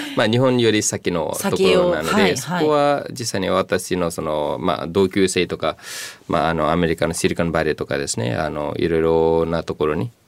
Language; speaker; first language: Japanese; non-native, fluent; Nepali